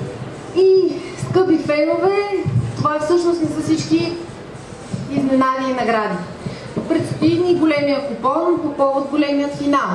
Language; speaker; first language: Bulgarian; native; Bulgarian